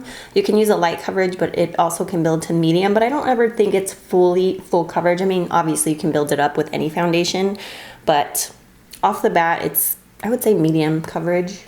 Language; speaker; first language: English; native; English